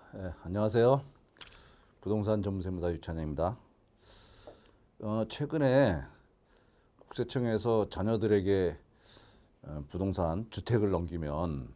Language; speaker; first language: Korean; native; Korean